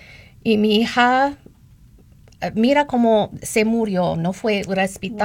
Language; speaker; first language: Spanish; non-native, learner; English